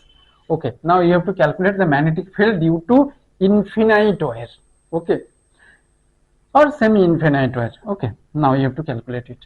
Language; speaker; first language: English; non-native, local second language; Hindi